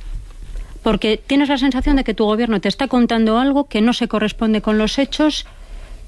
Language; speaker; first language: Spanish; native; Spanish